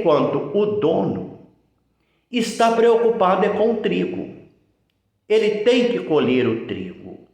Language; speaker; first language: Portuguese; native; Portuguese